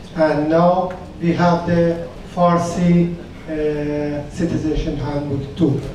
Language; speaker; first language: English; non-native, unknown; Persian